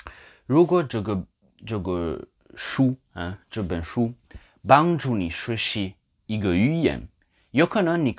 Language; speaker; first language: Chinese; non-native, fluent; English